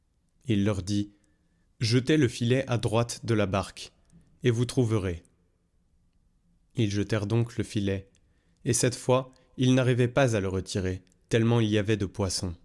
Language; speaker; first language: French; native; French